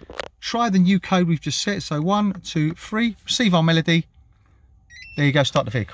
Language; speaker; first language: English; native; English